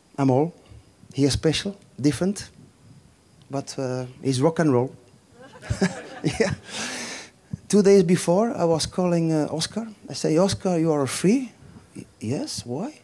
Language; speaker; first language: English; non-native, fluent; Dutch